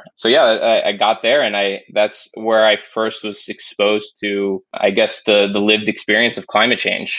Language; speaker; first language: English; native; English